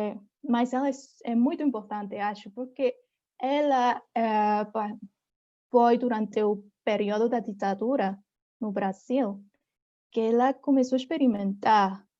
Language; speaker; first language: Portuguese; non-native, fluent; Spanish